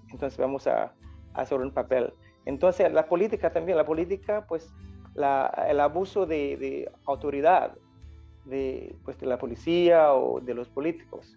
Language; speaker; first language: Spanish; non-native, fluent; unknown